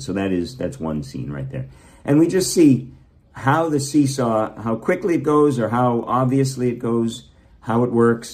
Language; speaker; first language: English; native; English